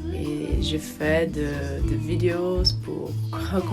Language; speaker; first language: French; non-native, learner; Portuguese